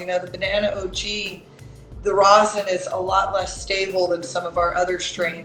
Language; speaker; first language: English; native; English